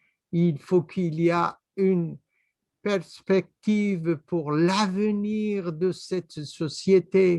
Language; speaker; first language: French; non-native, fluent; Persian